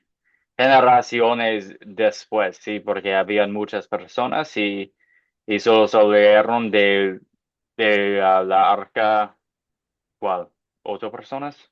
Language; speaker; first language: Spanish; non-native, fluent; English